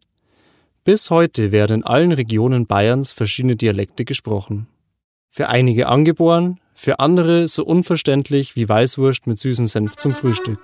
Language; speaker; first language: German; native; German